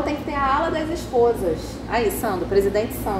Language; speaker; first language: Portuguese; native; Portuguese